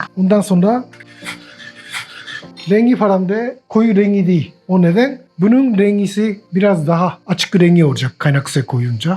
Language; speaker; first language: Turkish; non-native, learner; Japanese